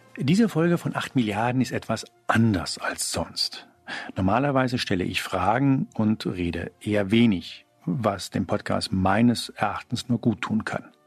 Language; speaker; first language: German; early bilingual, other home language; Spanish